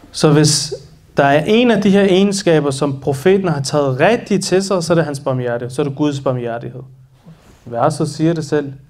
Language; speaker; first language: Danish; early bilingual, other home language; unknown